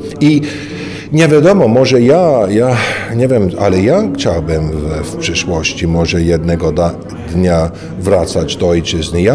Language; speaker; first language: Polish; early bilingual, heritage; Polish